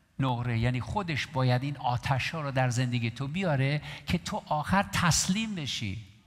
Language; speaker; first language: Persian; non-native, local second language; Armenian